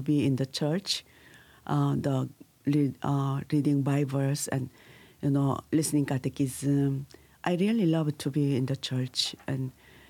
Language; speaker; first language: English; non-native, learner; Korean